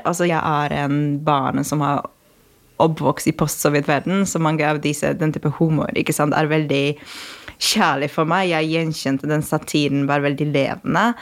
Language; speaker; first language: Norwegian; non-native, fluent; Polish